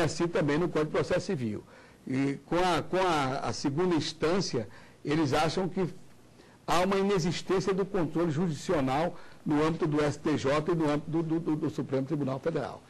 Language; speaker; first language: Portuguese; native; Portuguese